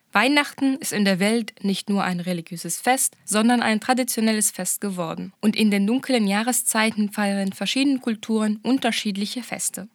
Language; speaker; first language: German; non-native, fluent; Arabic